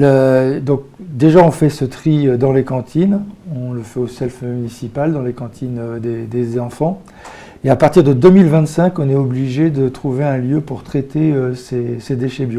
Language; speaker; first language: French; native; French